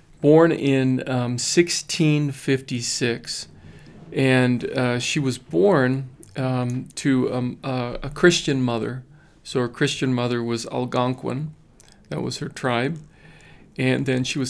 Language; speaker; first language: English; native; English